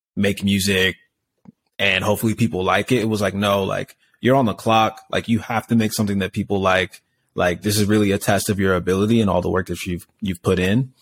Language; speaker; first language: English; native; English